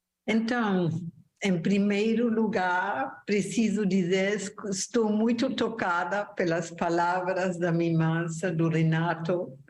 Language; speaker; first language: Portuguese; non-native, fluent; German